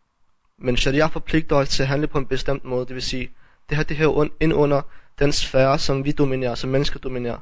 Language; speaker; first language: Danish; early bilingual, other home language; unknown